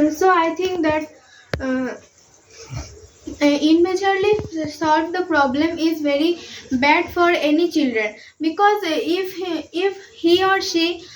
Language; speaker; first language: English; non-native, learner; Bangla